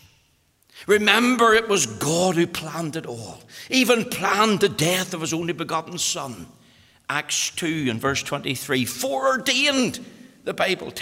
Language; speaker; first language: English; native; English